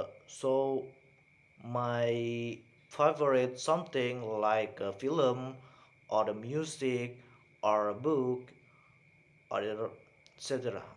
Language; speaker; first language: English; non-native, learner; Indonesian